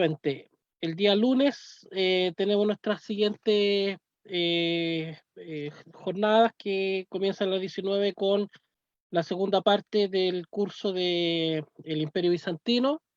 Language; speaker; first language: Spanish; native; Spanish